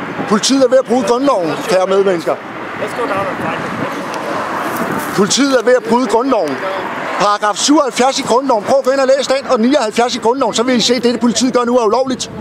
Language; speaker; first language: Danish; native; Danish